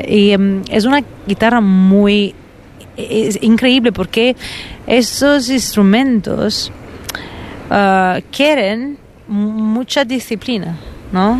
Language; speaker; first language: Spanish; non-native, fluent; Italian